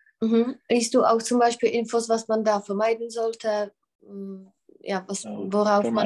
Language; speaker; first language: German; non-native, fluent; Czech